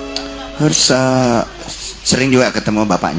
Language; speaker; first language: Indonesian; native; Indonesian